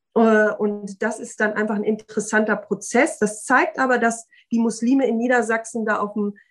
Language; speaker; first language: German; native; German